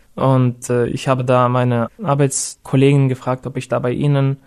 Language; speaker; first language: German; non-native, fluent; Russian